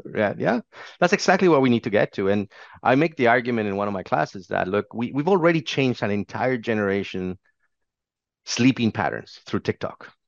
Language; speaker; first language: English; non-native, fluent; Spanish